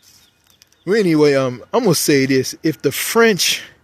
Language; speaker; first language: English; native; English